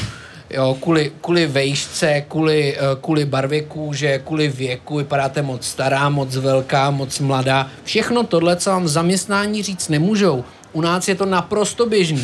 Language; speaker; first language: Czech; native; Czech